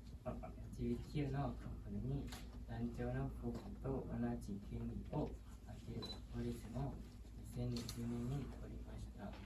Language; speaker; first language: Japanese; non-native, learner; Thai